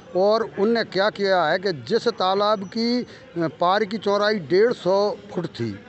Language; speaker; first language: Hindi; native; Hindi